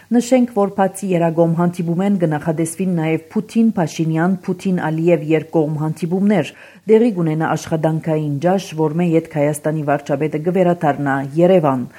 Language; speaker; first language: Armenian; early bilingual, heritage; Armenian